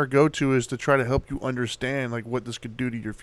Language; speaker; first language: English; native; English